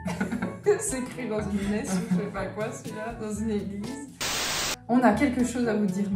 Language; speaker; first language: French; native; French